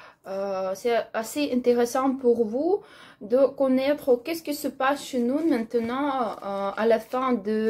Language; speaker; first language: French; non-native, learner; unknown